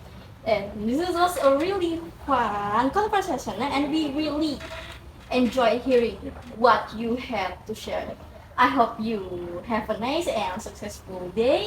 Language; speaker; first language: English; non-native, learner; Indonesian